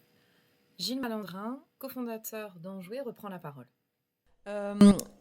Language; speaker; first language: French; native; French